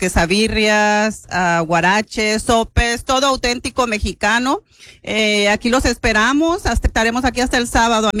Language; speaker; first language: Spanish; native; Spanish